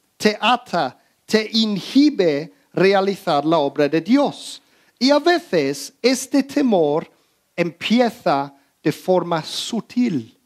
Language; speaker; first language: Spanish; early bilingual, heritage; Spanish